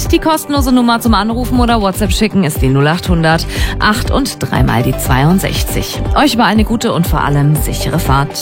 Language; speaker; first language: German; native; German